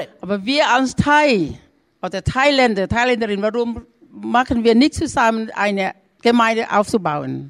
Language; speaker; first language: German; non-native, learner; Thai